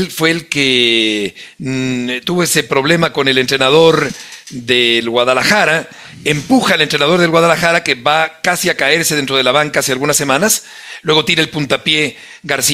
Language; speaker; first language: Spanish; native; Spanish